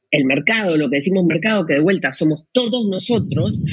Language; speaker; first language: Spanish; native; Spanish